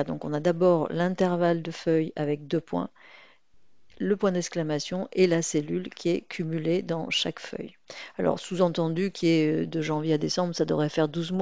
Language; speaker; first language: French; native; French